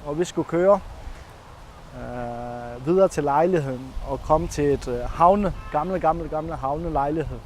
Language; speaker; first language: Danish; non-native, fluent; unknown